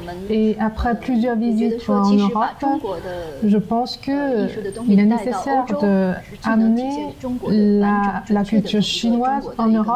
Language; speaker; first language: French; non-native, learner; Chinese